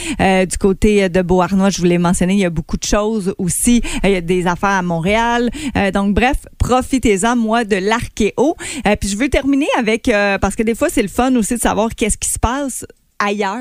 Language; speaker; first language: French; native; French